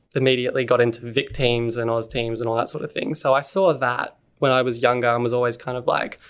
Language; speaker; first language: English; native; English